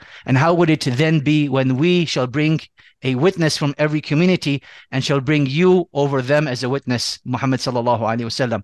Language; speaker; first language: English; native; English